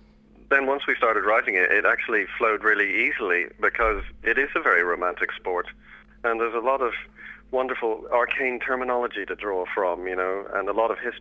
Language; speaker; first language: English; native; English